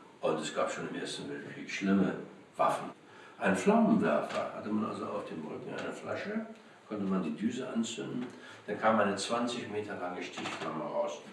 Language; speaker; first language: German; native; German